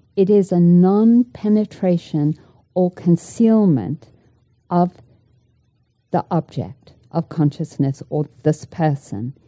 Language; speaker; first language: English; native; English